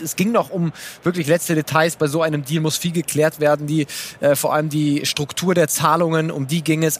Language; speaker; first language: German; native; German